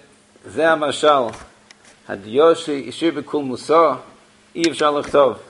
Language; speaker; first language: Hebrew; non-native, fluent; English